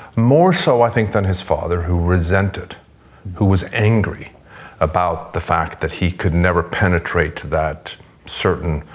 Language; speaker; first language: English; non-native, fluent; Swedish